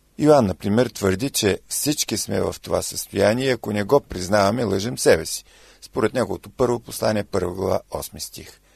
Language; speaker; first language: Bulgarian; native; Bulgarian